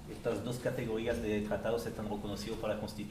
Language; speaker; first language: Spanish; native; Spanish